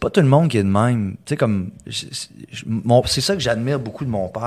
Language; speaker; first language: French; early bilingual, heritage; French